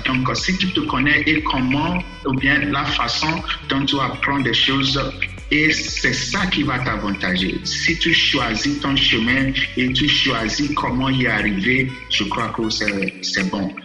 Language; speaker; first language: French; non-native, fluent; Yoruba